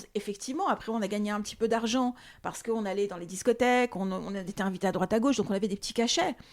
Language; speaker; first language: French; early bilingual, other home language; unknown